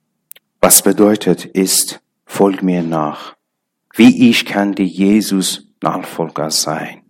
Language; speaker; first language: German; non-native, learner; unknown